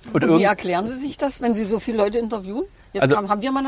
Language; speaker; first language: German; native; German